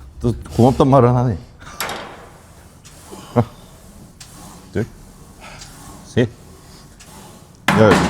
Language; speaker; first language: Korean; native; Korean